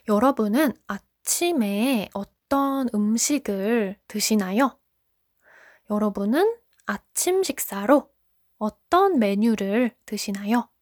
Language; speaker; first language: Korean; non-native, fluent; Japanese